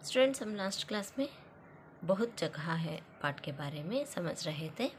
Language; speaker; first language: Hindi; non-native, local second language; Kannada